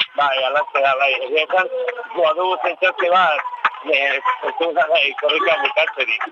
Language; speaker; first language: Basque; native; Basque